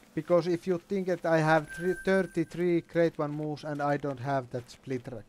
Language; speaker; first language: English; non-native, learner; Finnish